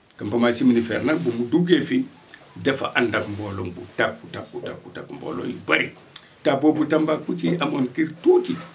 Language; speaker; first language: Wolof; non-native, local second language; Fula